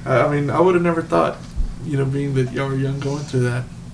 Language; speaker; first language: English; early bilingual, other home language; Spanish